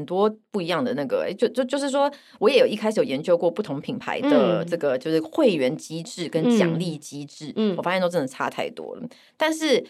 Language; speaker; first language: Chinese; native; Chinese